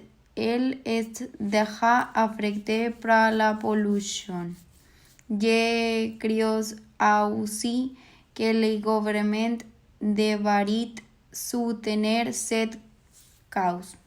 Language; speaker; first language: French; non-native, learner; Spanish